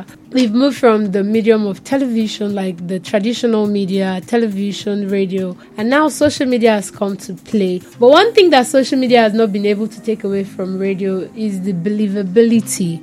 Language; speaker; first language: English; non-native, local second language; Nigerian Pidgin